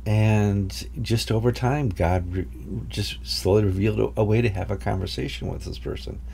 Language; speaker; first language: English; native; English